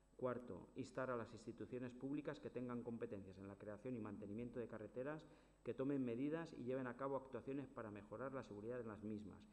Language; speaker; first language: Spanish; non-native, local second language; Catalan